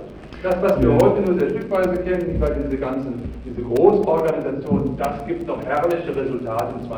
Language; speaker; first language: German; native; German